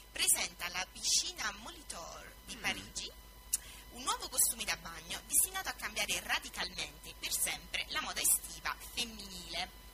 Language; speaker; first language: Italian; native; Italian